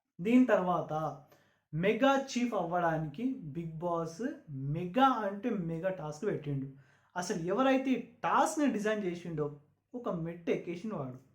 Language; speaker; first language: Telugu; non-native, local second language; Urdu